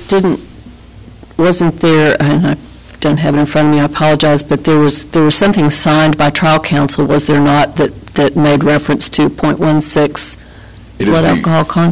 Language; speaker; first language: English; native; English